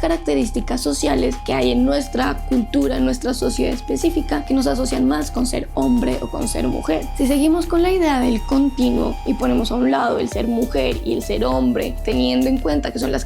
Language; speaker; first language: Spanish; native; Spanish